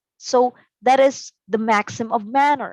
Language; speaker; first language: English; non-native, local second language; Cebuano